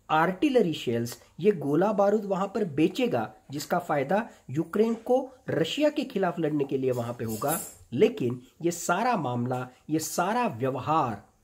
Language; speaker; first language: Hindi; non-native, local second language; Marathi